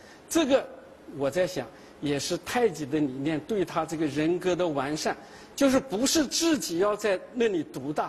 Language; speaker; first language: Chinese; native; Chinese